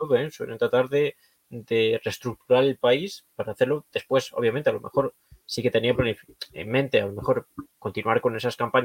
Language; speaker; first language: Spanish; native; Spanish